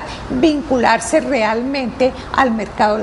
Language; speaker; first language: Spanish; native; Spanish